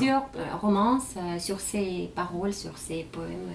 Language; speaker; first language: French; non-native, learner; Russian